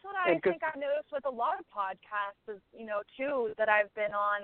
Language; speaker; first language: English; native; English